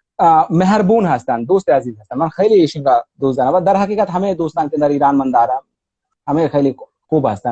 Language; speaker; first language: Persian; non-native, learner; Hindi